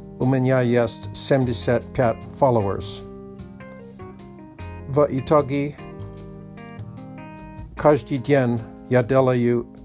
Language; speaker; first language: Polish; non-native, learner; Russian